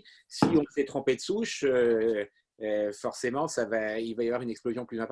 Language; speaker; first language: French; native; French